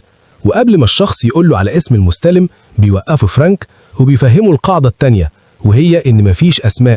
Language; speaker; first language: Arabic; native; Arabic